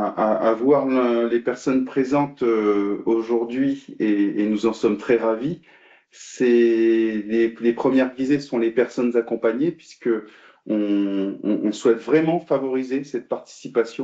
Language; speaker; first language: French; native; French